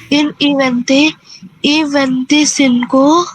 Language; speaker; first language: Spanish; non-native, learner; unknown